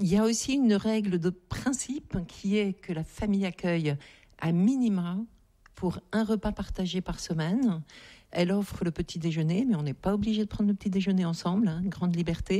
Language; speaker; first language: French; native; French